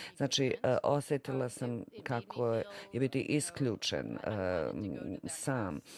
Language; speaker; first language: Bosnian; non-native, fluent; English